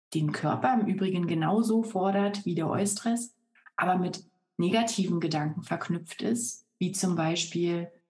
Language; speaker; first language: German; native; German